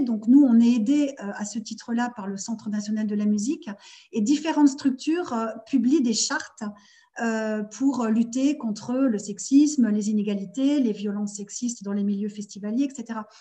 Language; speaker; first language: French; native; French